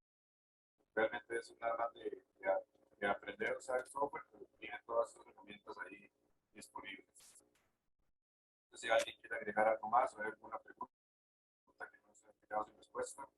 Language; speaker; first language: Spanish; native; Spanish